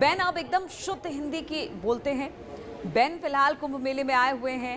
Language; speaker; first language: Hindi; native; Hindi